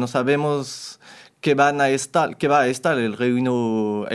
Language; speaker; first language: Spanish; non-native, fluent; French